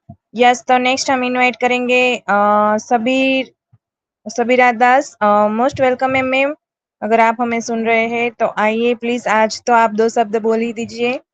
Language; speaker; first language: Hindi; native; Hindi